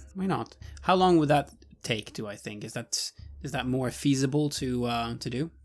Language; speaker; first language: English; non-native, fluent; Swedish